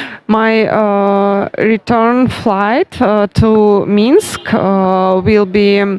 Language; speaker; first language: English; non-native, learner; Russian